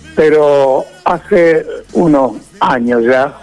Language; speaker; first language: Spanish; native; Spanish